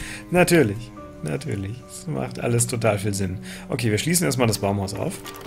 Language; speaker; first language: German; native; German